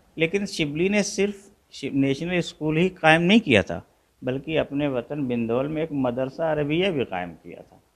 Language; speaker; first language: Urdu; native; Urdu